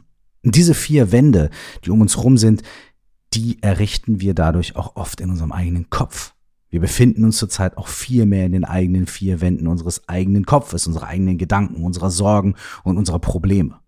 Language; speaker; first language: German; native; German